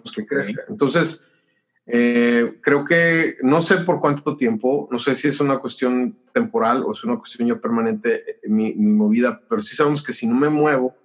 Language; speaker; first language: Spanish; native; Spanish